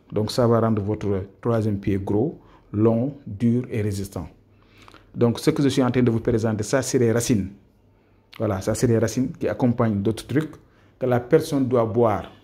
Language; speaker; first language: French; non-native, local second language; Wolof